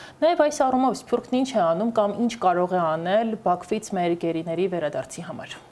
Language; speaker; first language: Armenian; native; Armenian